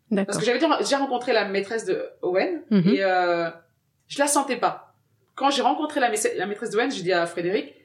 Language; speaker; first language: French; early bilingual, other home language; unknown